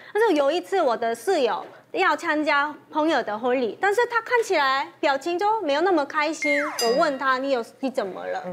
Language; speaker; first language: Chinese; non-native, fluent; Korean